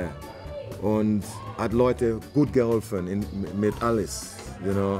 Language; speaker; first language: German; non-native, learner; English